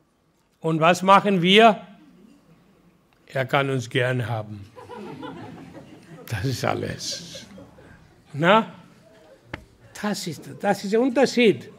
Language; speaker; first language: German; non-native, learner; Hindi